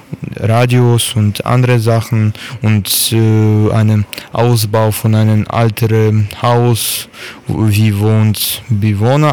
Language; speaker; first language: German; non-native, learner; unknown